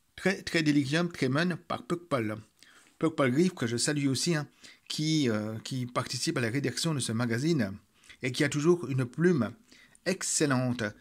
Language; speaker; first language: French; native; French